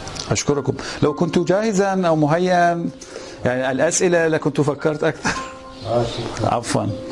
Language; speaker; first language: Arabic; non-native, fluent; Persian